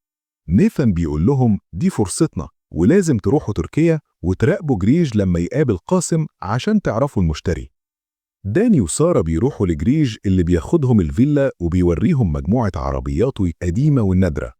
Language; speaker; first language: Arabic; native; Arabic